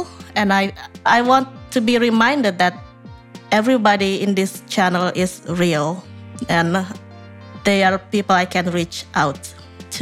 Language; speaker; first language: English; non-native, fluent; Indonesian